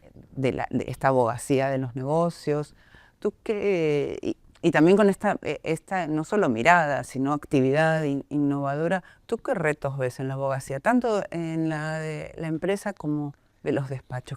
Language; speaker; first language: Spanish; native; Spanish